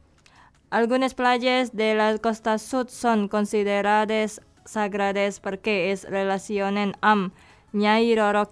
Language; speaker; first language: Catalan; non-native, fluent; Indonesian